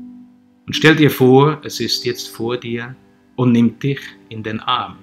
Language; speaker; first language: German; native; German